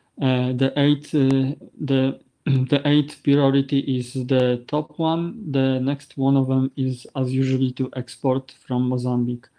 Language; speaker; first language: English; non-native, learner; Polish